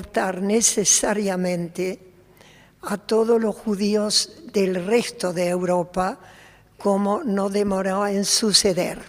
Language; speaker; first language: Spanish; early bilingual, other home language; Polish